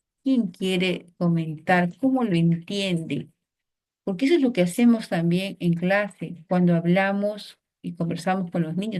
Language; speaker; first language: Spanish; native; Spanish